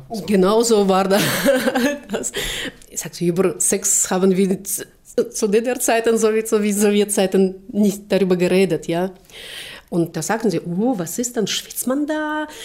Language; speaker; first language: German; non-native, fluent; Russian